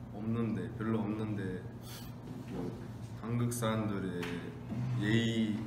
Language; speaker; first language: Korean; non-native, fluent; Japanese